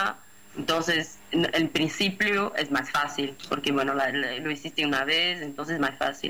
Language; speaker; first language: Spanish; non-native, fluent; Portuguese